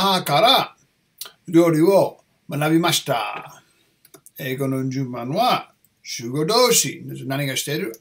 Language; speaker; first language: Japanese; non-native, learner; English